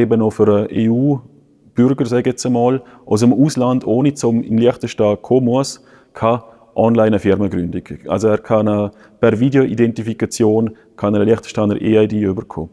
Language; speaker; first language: German; native; German